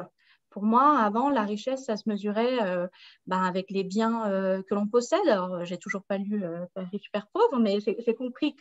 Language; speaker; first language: French; native; French